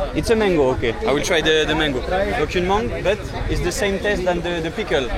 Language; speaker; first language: English; non-native, learner; French